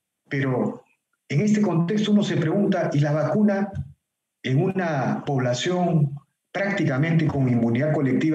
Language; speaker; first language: Spanish; native; Spanish